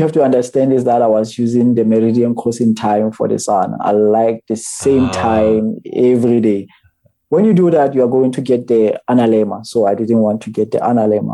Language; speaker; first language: English; non-native, local second language; Southern Sotho